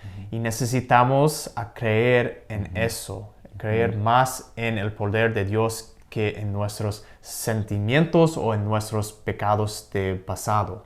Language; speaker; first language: Spanish; non-native, learner; English